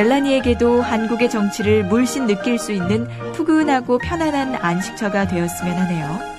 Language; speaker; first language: Korean; native; Korean